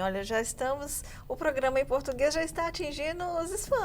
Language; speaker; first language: Portuguese; native; Portuguese